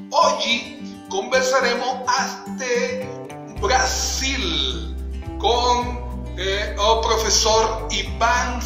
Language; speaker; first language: Portuguese; non-native, learner; Spanish